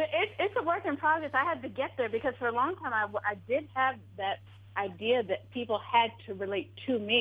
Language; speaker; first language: English; native; English